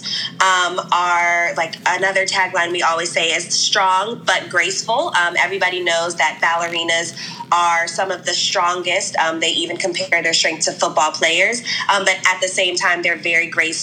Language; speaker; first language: English; native; English